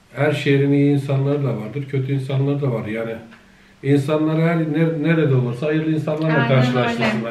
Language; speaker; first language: Turkish; native; Turkish